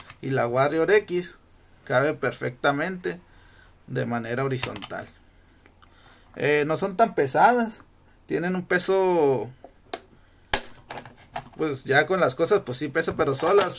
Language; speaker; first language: Spanish; native; Spanish